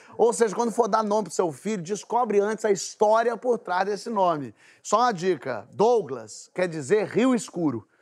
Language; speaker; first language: Portuguese; native; Portuguese